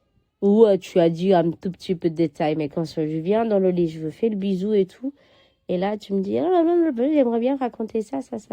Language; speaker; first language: French; non-native, fluent; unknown